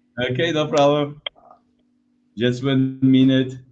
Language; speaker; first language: English; non-native, learner; Portuguese